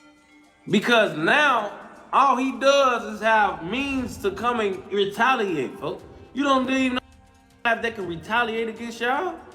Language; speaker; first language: English; native; English